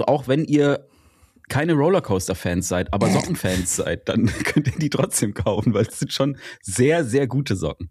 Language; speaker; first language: German; native; German